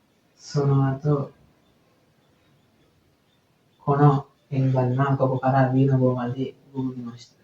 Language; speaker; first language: Japanese; non-native, learner; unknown